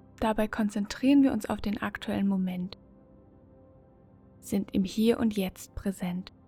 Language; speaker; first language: German; native; German